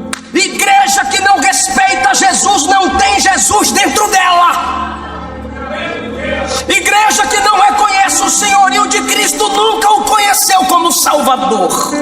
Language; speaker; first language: Portuguese; native; Portuguese